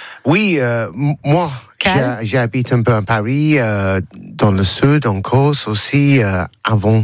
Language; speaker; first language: French; non-native, learner; English